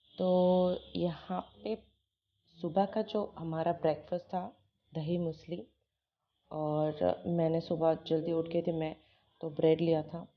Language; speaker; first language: Hindi; non-native, local second language; Bangla